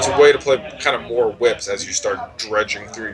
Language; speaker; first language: English; native; English